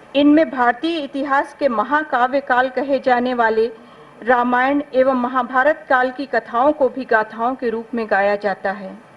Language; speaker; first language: Hindi; native; Hindi